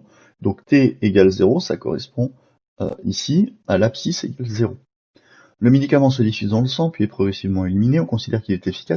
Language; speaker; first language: French; native; French